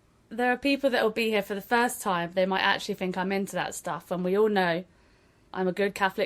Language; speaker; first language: English; native; English